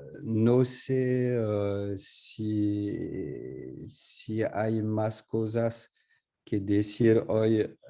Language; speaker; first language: Spanish; non-native, learner; French